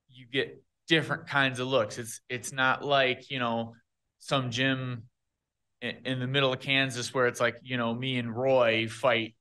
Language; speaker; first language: English; native; English